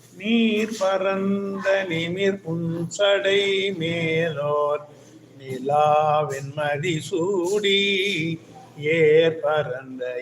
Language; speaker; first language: Tamil; native; Tamil